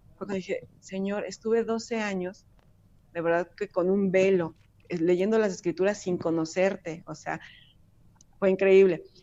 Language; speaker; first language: Spanish; native; Spanish